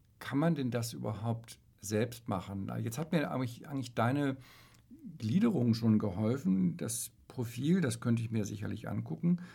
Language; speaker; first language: German; native; German